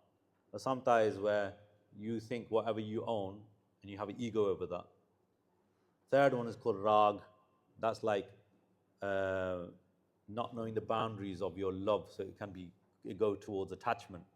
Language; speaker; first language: English; early bilingual, heritage; Punjabi